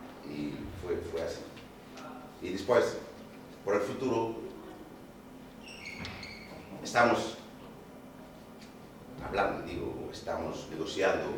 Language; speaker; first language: Spanish; non-native, fluent; Wolof